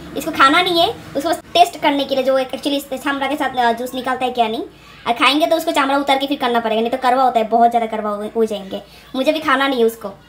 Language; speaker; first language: Hindi; non-native, local second language; Bangla